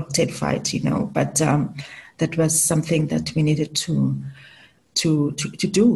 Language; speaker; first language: English; non-native, local second language; Southern Sotho